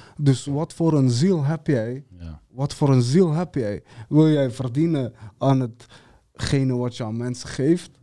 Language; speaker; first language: Dutch; early bilingual, other home language; Serbian